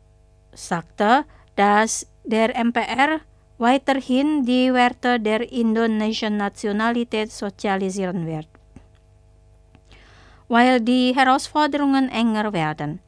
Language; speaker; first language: German; non-native, fluent; Indonesian